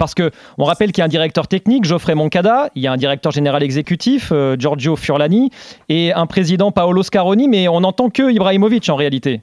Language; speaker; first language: French; native; French